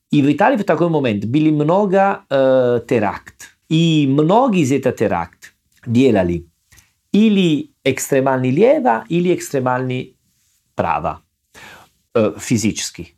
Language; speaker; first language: Russian; non-native, learner; Italian